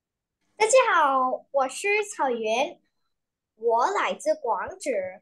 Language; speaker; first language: Chinese; non-native, learner; Vietnamese